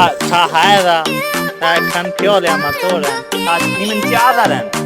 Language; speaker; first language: Chinese; non-native, learner; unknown